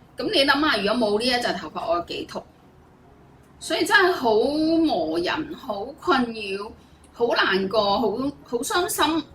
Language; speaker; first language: Cantonese; native; Cantonese